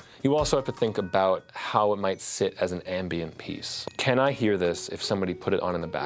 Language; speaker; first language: English; native; English